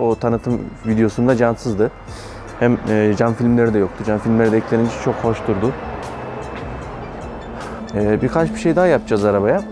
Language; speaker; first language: Turkish; native; Turkish